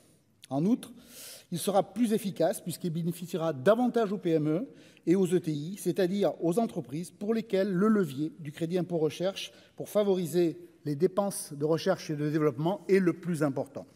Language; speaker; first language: French; native; French